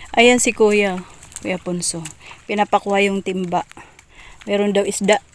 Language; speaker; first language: Filipino; non-native, local second language; Waray